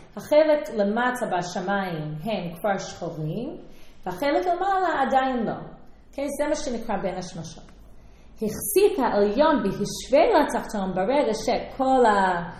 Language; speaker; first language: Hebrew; non-native, fluent; English